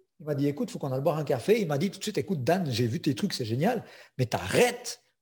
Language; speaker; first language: French; native; French